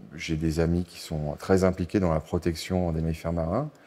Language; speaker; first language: French; native; French